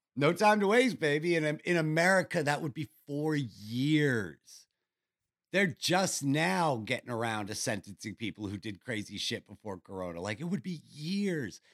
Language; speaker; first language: English; native; English